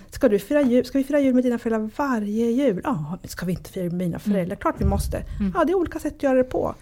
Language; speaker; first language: Swedish; early bilingual, other home language; Italian